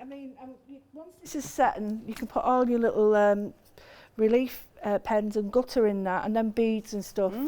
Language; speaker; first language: English; native; English